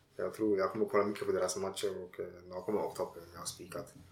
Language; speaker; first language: Swedish; early bilingual, other home language; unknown